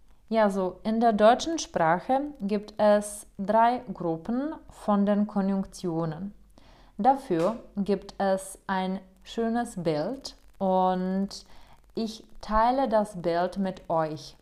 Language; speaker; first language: German; non-native, fluent; Czech